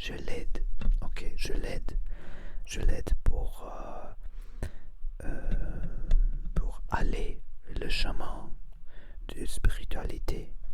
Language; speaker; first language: French; non-native, learner; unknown